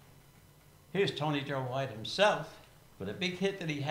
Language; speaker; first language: English; native; English